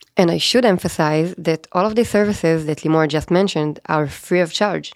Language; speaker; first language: English; non-native, fluent; Hebrew